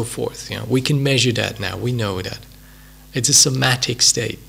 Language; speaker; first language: English; non-native, fluent; Swiss German